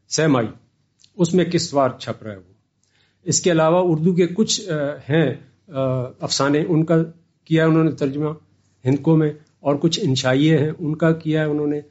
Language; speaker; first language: Urdu; non-native, local second language; Northern Hindko